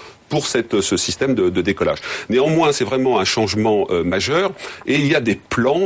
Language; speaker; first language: French; native; French